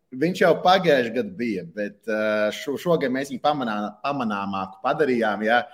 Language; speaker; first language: Latvian; native; Latvian